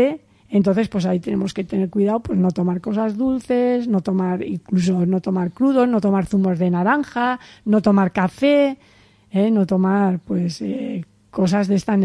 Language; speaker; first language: Spanish; native; Spanish